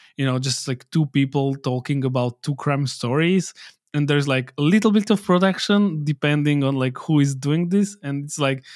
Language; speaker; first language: English; non-native, fluent; Slovak